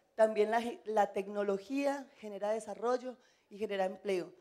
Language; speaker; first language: Spanish; native; Spanish